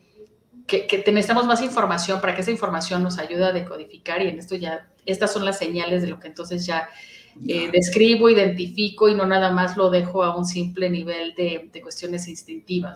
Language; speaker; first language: Spanish; native; Spanish